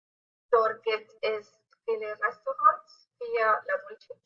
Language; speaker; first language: German; non-native, learner; Spanish